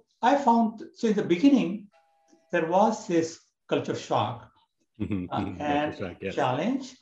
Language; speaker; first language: English; non-native, local second language; Marathi